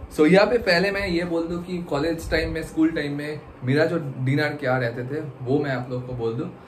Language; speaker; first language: Hindi; non-native, local second language; Bangla